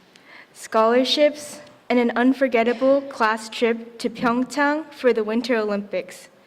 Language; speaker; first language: English; native; English